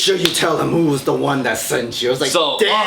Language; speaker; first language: English; native; English